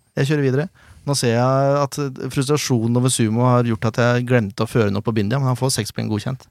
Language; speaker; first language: Norwegian; native; Norwegian